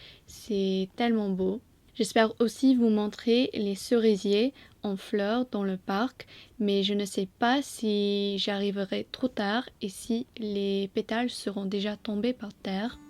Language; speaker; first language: French; non-native, fluent; English